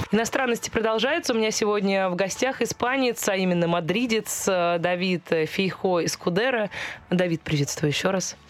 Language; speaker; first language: Russian; native; Russian